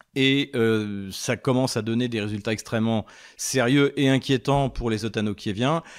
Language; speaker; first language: French; native; French